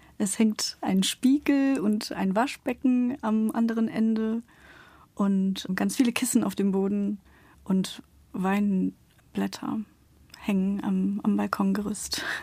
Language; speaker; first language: German; early bilingual, other home language; Turkish